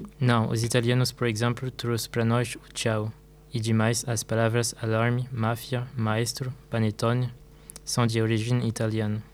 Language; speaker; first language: Portuguese; non-native, learner; French